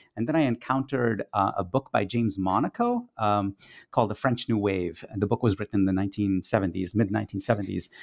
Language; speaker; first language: English; non-native, local second language; Tamil